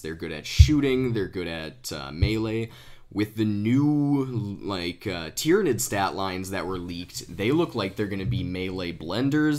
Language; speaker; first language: English; native; English